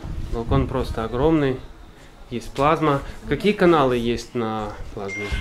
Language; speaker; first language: Russian; native; Russian